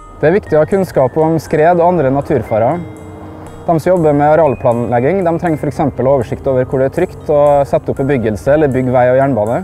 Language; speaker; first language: Norwegian; native; Norwegian